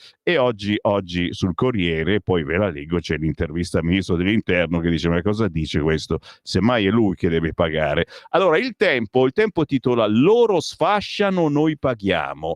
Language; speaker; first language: Italian; native; Italian